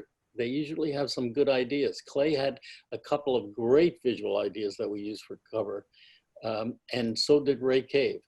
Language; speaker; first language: English; native; English